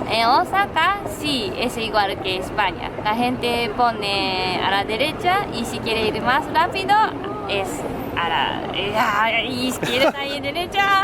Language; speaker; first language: Spanish; non-native, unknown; Japanese